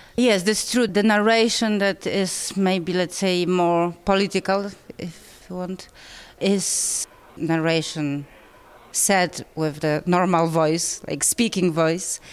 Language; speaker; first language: English; non-native, fluent; Polish